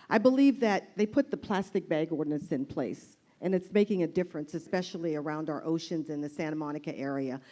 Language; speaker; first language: English; native; English